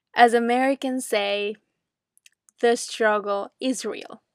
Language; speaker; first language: English; non-native, fluent; Spanish